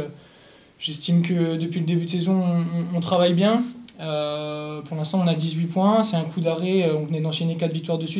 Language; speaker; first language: French; native; French